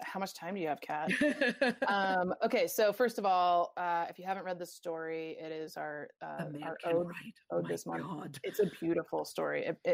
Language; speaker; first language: English; native; English